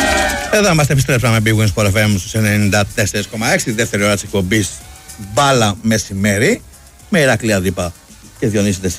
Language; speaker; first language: Greek; native; Greek